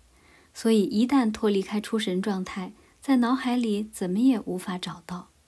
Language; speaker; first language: Chinese; native; Chinese